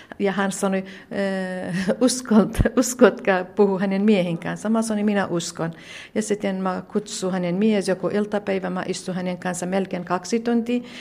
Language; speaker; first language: Finnish; non-native, learner; Central Kurdish